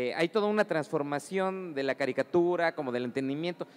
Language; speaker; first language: Spanish; native; Spanish